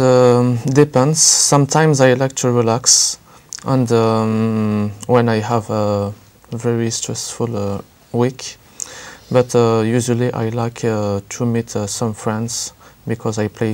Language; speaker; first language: English; non-native, learner; French